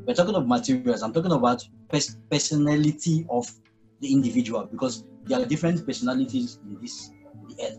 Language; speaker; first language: English; non-native, local second language; Yoruba